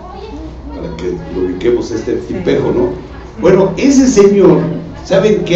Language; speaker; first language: Spanish; native; Spanish